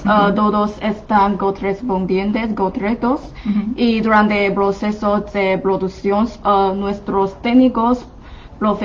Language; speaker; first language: Spanish; non-native, fluent; Chinese